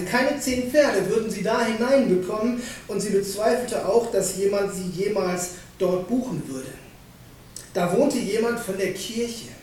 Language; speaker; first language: German; native; German